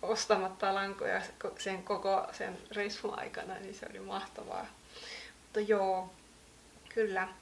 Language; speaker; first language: Finnish; native; Finnish